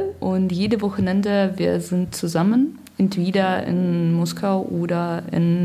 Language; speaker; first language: German; non-native, learner; Russian